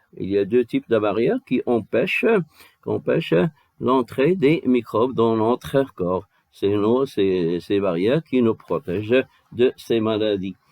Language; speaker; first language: French; non-native, local second language; Arabic